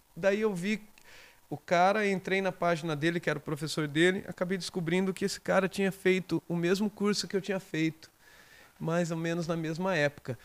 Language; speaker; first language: Portuguese; native; Portuguese